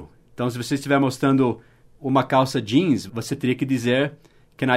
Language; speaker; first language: Portuguese; non-native, fluent; English